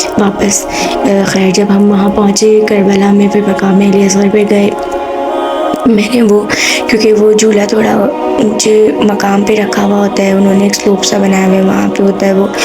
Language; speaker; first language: Urdu; native; Urdu